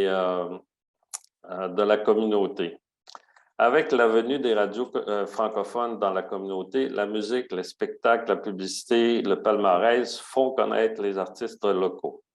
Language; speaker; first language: French; native; French